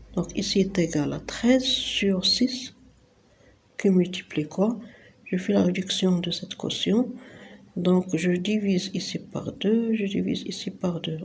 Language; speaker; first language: French; non-native, local second language; Arabic